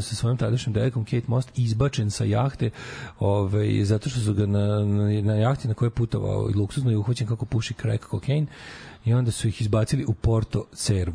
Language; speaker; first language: Serbian; native; Serbian